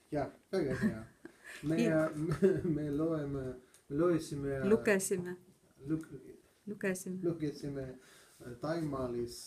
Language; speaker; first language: Estonian; non-native, learner; Russian